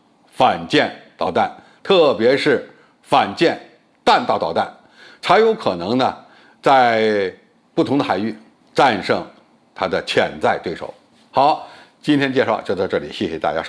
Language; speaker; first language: Chinese; native; Chinese